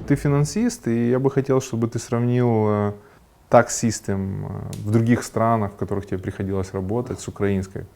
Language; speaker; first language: Russian; native; Russian